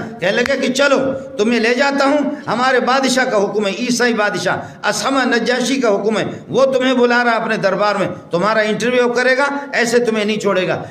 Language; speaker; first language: Urdu; non-native, local second language; Baluchi